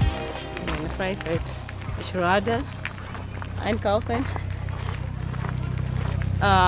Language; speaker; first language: German; non-native, fluent; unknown